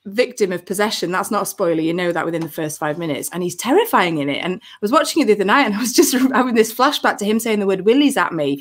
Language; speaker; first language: English; native; English